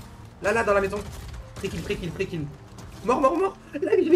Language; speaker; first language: French; native; French